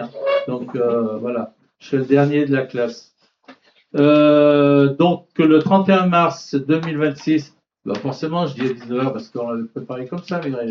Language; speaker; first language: French; native; French